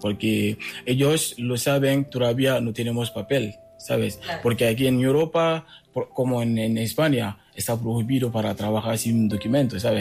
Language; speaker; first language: Spanish; non-native, fluent; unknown